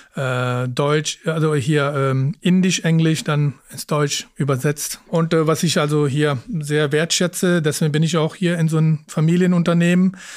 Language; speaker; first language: German; early bilingual, other home language; Punjabi